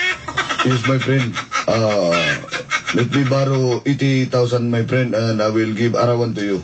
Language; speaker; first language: English; non-native, learner; Cebuano